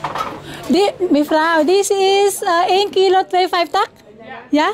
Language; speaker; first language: Dutch; non-native, learner; Filipino